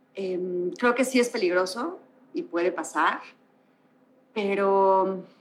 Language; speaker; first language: Spanish; native; Spanish